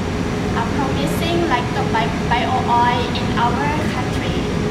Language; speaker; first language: English; non-native, learner; Thai